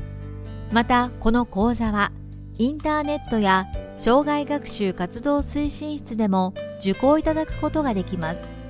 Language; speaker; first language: Japanese; native; Japanese